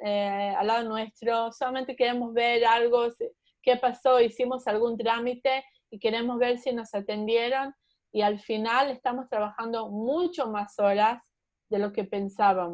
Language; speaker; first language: Spanish; early bilingual, heritage; Spanish